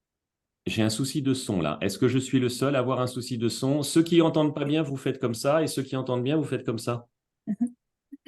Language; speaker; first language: French; native; French